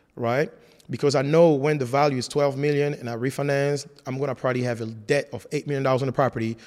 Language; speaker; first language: English; non-native, fluent; French